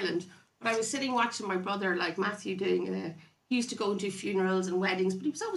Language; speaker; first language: English; native; English